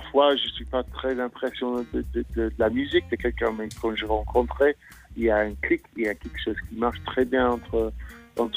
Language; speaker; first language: French; non-native, fluent; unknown